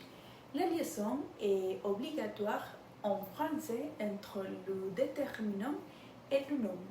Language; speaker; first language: French; non-native, learner; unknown